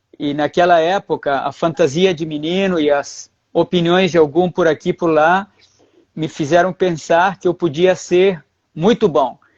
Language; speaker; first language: Portuguese; early bilingual, other home language; Spanish